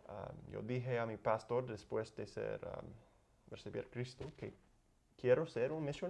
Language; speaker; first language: Spanish; non-native, learner; English